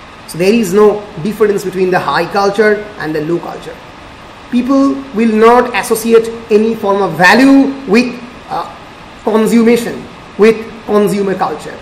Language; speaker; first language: English; non-native, local second language; Bangla